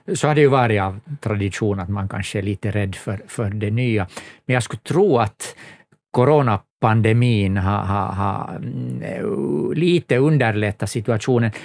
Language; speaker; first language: Swedish; native; Swedish